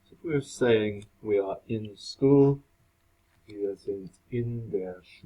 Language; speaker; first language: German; non-native, fluent; English